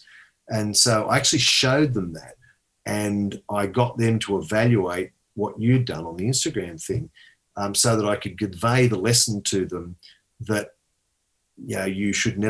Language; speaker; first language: English; native; English